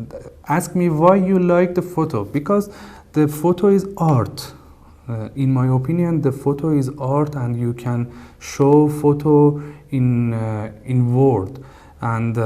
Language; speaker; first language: English; non-native, learner; Persian